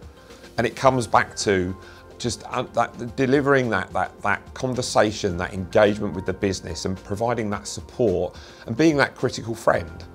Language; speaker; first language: English; native; English